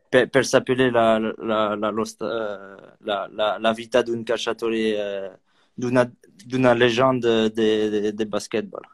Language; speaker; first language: Italian; non-native, learner; French